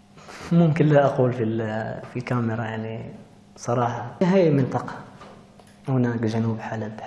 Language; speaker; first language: Arabic; early bilingual, heritage; Arabic